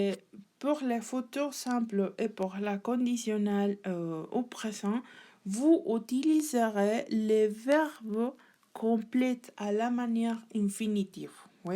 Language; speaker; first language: French; non-native, learner; Spanish